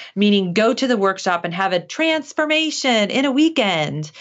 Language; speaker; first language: English; native; English